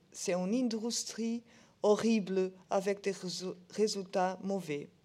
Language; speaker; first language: French; non-native, learner; Portuguese